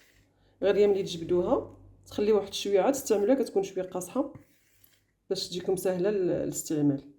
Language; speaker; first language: Arabic; native; Arabic